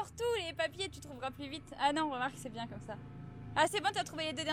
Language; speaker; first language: French; native; French